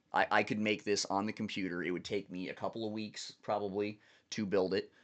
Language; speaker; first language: English; native; English